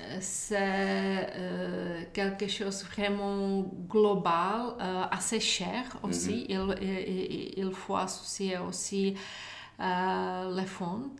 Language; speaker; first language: French; non-native, learner; Czech